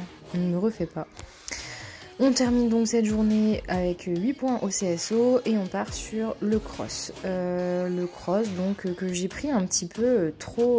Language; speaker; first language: French; native; French